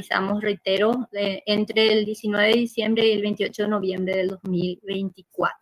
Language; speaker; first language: Spanish; native; Spanish